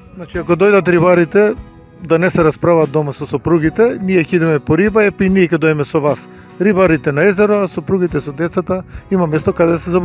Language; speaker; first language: Macedonian; native; Macedonian